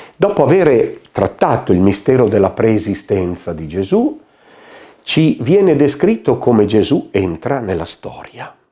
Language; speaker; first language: Italian; native; Italian